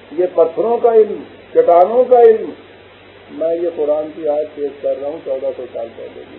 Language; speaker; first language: Urdu; non-native, local second language; Punjabi